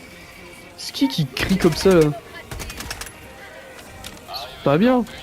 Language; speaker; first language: French; native; French